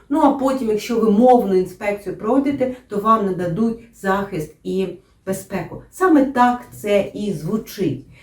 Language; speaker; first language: Ukrainian; non-native, local second language; Russian